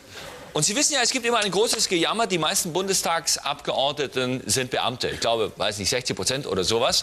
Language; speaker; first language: German; native; German